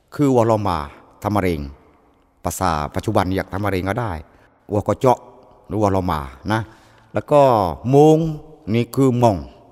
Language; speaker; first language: Thai; non-native, local second language; Malay